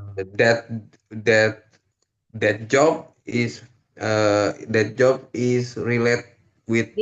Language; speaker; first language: English; non-native, learner; Indonesian